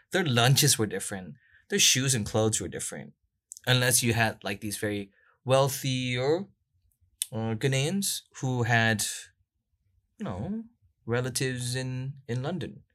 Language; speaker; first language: English; non-native, local second language; Korean